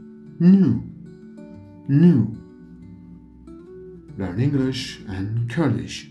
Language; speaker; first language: English; non-native, learner; Kurdish